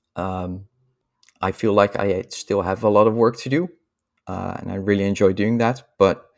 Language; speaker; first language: English; non-native, fluent; Dutch